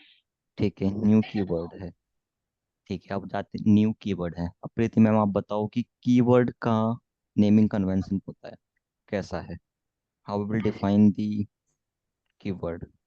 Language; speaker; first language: Hindi; native; Hindi